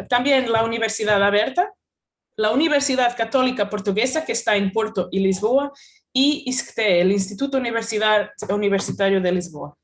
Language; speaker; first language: Spanish; non-native, fluent; Portuguese